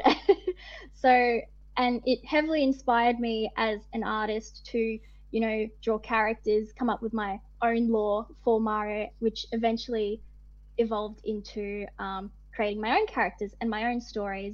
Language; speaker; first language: English; native; English